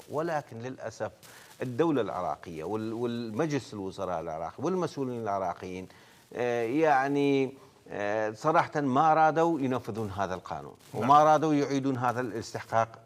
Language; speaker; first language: Arabic; non-native, local second language; Kurdish